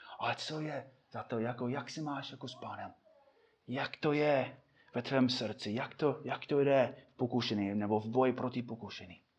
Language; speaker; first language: Czech; non-native, fluent; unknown